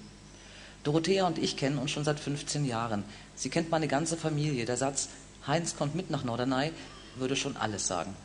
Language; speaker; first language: German; native; German